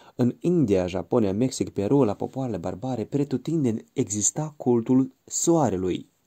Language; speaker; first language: Romanian; native; Romanian